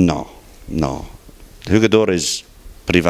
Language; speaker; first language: Spanish; non-native, learner; English